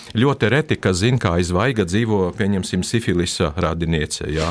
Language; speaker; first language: Latvian; non-native, local second language; Russian